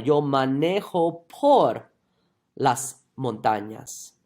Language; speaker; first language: Spanish; non-native, fluent; English